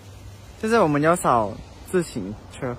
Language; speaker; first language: Chinese; non-native, learner; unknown